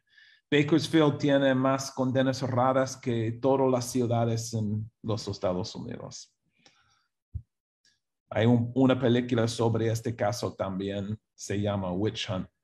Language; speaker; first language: Spanish; non-native, fluent; English